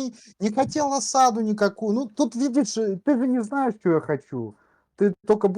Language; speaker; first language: Russian; native; Russian